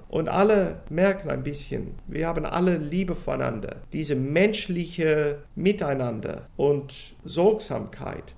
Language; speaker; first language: German; non-native, fluent; English